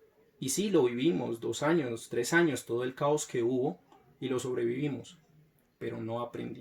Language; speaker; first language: Spanish; native; Spanish